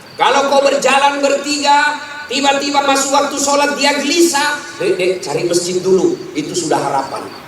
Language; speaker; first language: Indonesian; native; Indonesian